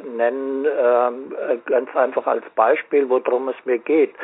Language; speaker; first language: German; native; German